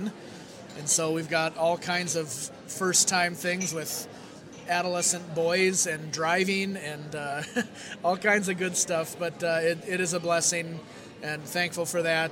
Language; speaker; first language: English; native; English